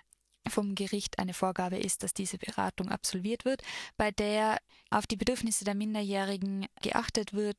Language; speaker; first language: German; native; German